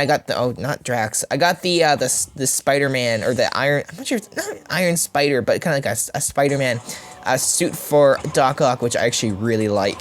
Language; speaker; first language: English; native; English